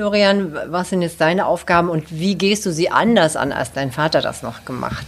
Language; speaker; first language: German; native; German